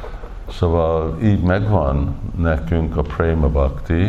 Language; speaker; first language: Hungarian; early bilingual, heritage; English